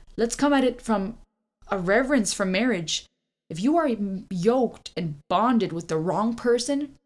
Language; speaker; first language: English; early bilingual, other home language; German